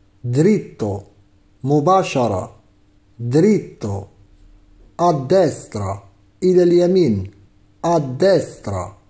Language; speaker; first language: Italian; non-native, fluent; Arabic